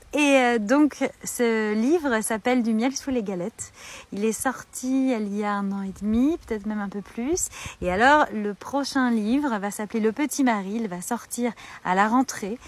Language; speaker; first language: French; native; French